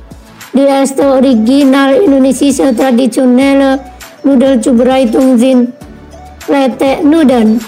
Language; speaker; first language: German; non-native, fluent; Indonesian